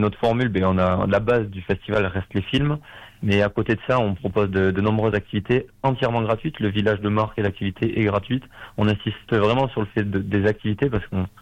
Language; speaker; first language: French; native; French